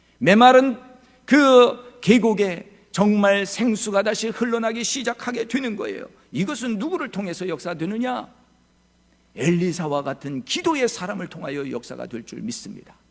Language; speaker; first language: Korean; native; Korean